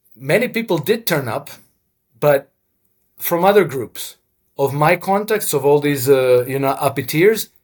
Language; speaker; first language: English; non-native, fluent; Croatian